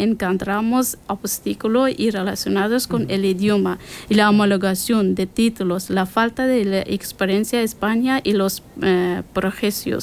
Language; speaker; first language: Spanish; non-native, learner; Persian